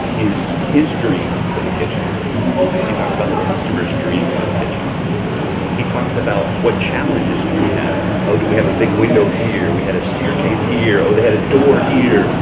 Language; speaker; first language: English; native; English